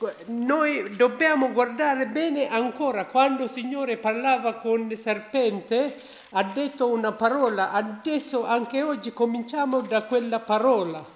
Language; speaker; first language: Italian; non-native, learner; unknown